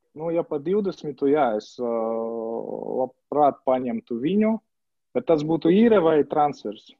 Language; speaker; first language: Latvian; non-native, local second language; Russian